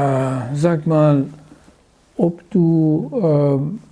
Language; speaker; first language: German; non-native, fluent; Persian